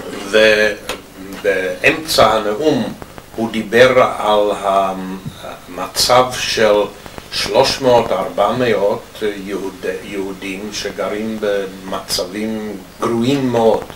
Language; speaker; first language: Hebrew; non-native, fluent; English